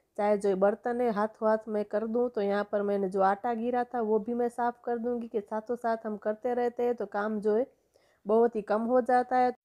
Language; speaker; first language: Hindi; non-native, local second language; Gujarati